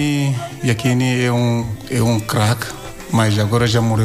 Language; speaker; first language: Portuguese; non-native, learner; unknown